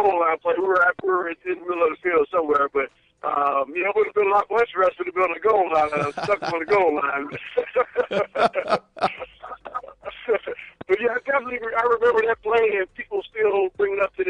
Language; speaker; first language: English; native; English